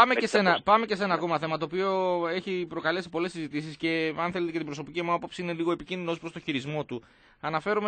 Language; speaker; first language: Greek; native; Greek